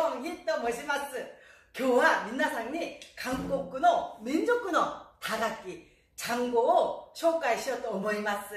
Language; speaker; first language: Japanese; non-native, fluent; Korean